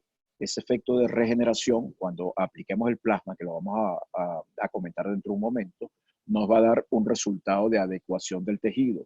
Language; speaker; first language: Spanish; native; Spanish